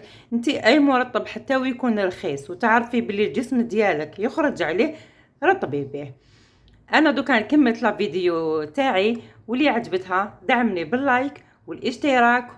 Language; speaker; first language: Arabic; native; Arabic